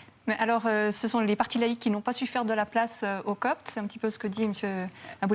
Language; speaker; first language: French; native; French